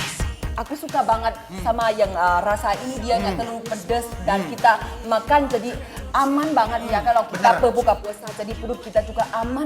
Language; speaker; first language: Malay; non-native, fluent; Thai